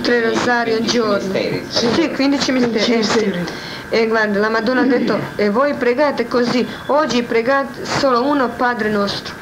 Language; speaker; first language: Italian; non-native, learner; Croatian